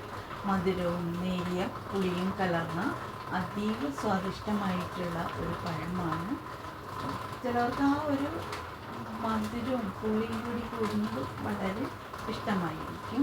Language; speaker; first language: Malayalam; native; Malayalam